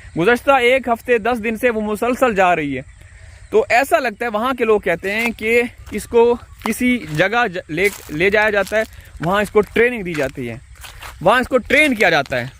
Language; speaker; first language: Urdu; native; Urdu